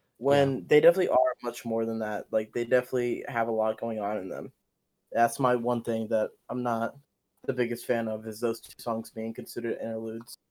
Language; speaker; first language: English; early bilingual, other home language; Amharic